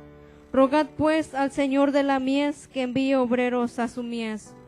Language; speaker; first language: Spanish; native; Spanish